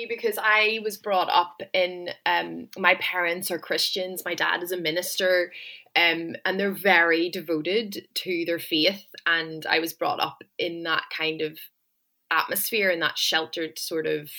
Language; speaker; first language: English; native; English